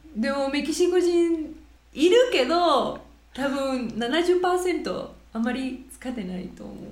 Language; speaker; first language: Japanese; non-native, fluent; Spanish